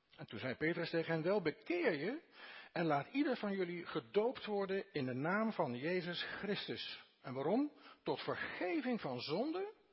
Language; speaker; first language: Dutch; native; Dutch